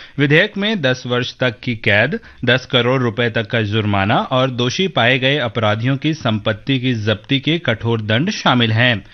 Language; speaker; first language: Hindi; native; Hindi